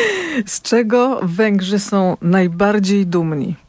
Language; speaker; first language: Polish; native; Polish